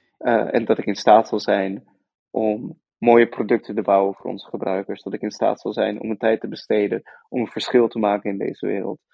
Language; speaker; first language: Dutch; early bilingual, other home language; Persian